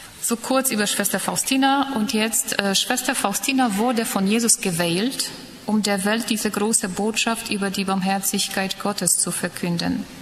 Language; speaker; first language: German; non-native, fluent; Polish